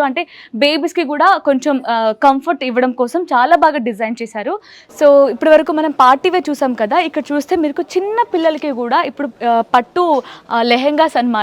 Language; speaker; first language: Telugu; native; Telugu